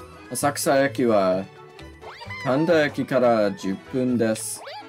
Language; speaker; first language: Japanese; non-native, learner; English